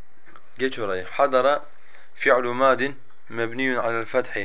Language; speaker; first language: Arabic; non-native, fluent; Turkish